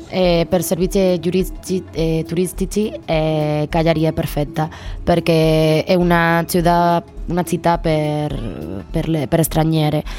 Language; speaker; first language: Italian; non-native, learner; Spanish